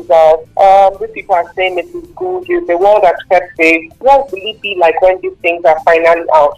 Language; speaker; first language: English; non-native, local second language; Igbo